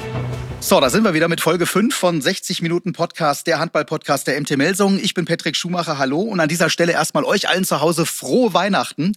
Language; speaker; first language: German; native; German